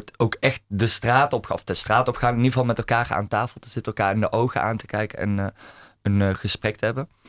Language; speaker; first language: Dutch; native; Dutch